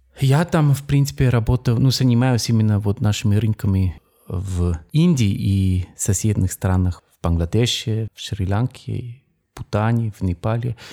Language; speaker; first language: Russian; non-native, fluent; German